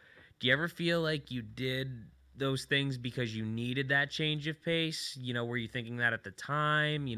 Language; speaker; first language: English; native; English